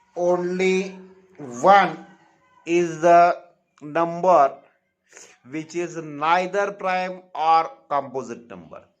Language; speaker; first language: English; non-native, local second language; Marathi